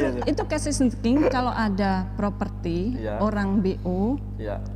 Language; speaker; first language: Indonesian; native; Indonesian